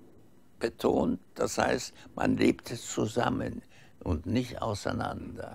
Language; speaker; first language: German; early bilingual, heritage; German